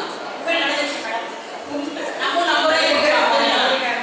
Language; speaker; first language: Tamil; native; Tamil